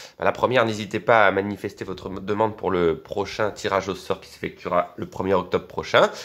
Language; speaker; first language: French; native; French